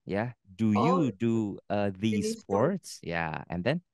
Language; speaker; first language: English; non-native, learner; Indonesian